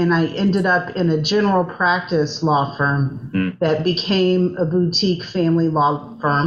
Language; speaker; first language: English; native; English